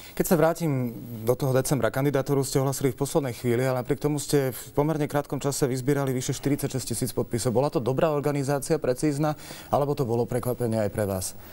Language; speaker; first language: Slovak; native; Slovak